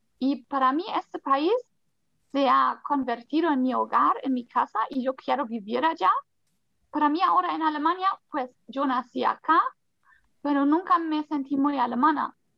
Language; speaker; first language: Spanish; non-native, fluent; German